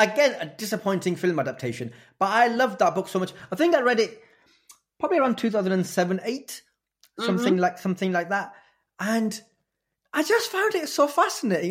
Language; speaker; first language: English; native; English